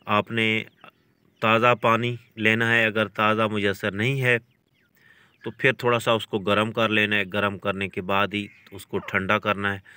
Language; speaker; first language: Urdu; non-native, local second language; Punjabi